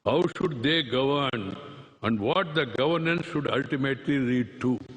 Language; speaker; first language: English; non-native, local second language; Hindi